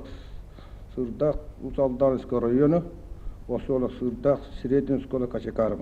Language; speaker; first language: Russian; non-native, local second language; Yakut